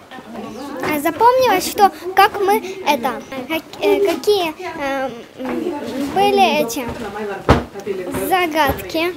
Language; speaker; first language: Russian; non-native, local second language; Kazakh